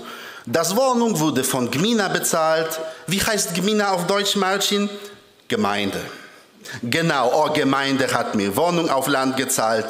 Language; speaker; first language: German; early bilingual, other home language; Polish